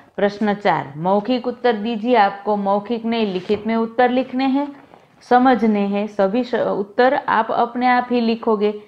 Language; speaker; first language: Hindi; non-native, local second language; Gujarati